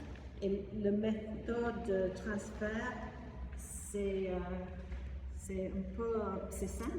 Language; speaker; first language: French; non-native, fluent; English